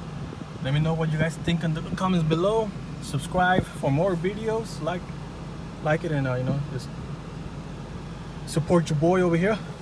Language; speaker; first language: English; native; English